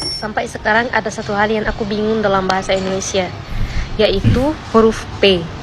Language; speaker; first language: Indonesian; non-native, fluent; Turkish